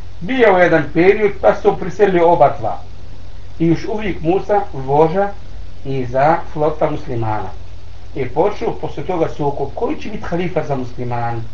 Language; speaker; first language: Bosnian; non-native, learner; Arabic